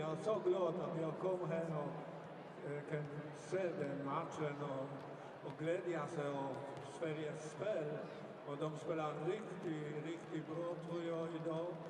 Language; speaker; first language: Swedish; non-native, fluent; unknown